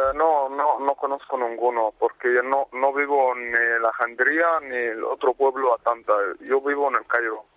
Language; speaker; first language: Spanish; non-native, learner; Arabic